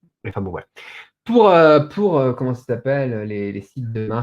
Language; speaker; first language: French; native; French